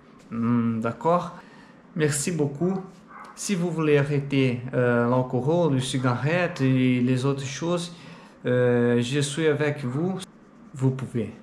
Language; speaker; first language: French; non-native, learner; Portuguese